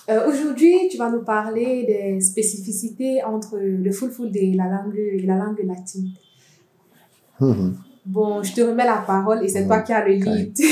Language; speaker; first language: French; non-native, local second language; Fula